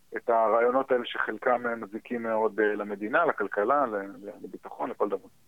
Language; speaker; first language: Hebrew; early bilingual, heritage; Hebrew